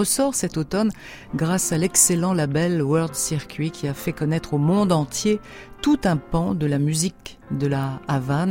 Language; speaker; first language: French; native; French